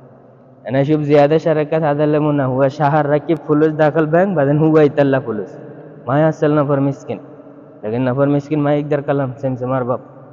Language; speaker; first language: Arabic; non-native, learner; Bangla